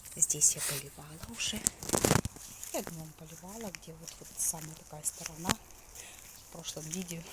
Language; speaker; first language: Russian; native; Russian